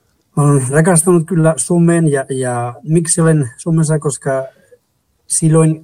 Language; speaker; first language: Finnish; non-native, fluent; Spanish